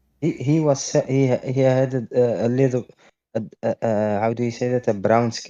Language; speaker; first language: English; non-native, fluent; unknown